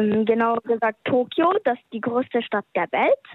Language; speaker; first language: German; early bilingual, heritage; German